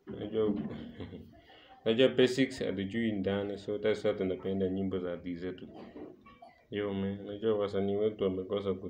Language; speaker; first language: Swahili; non-native, local second language; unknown